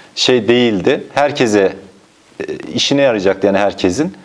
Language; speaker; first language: Turkish; native; Turkish